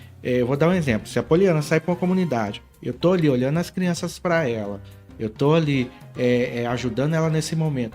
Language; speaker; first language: Portuguese; native; Portuguese